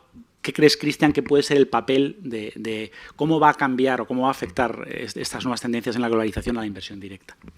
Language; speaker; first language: Spanish; native; Spanish